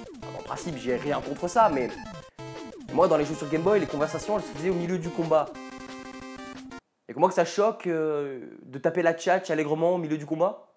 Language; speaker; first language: French; native; French